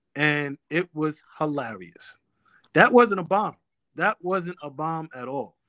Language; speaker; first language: English; native; English